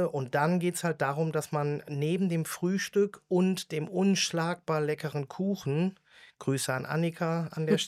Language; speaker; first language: German; native; German